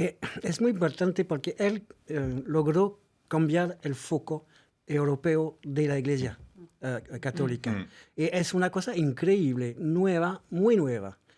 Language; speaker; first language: Spanish; non-native, fluent; French